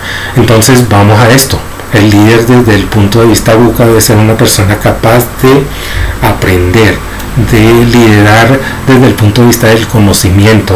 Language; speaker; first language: Spanish; native; Spanish